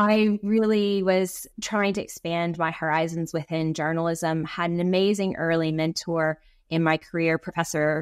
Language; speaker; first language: English; native; English